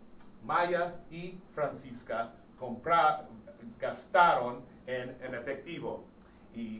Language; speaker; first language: Spanish; non-native, fluent; English